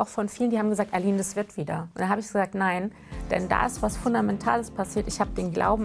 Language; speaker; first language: German; native; German